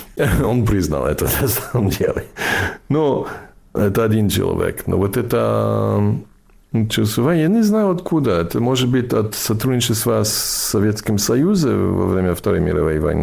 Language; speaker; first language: Russian; non-native, fluent; English